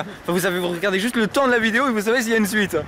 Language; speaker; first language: French; native; French